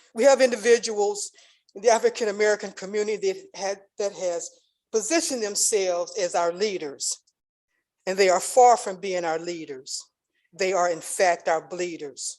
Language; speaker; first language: English; native; English